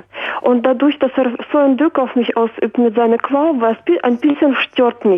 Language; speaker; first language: German; non-native, fluent; Russian